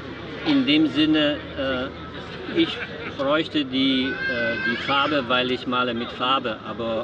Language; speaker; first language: German; non-native, fluent; Polish